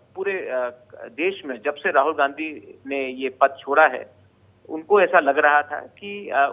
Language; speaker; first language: Hindi; non-native, local second language; Bangla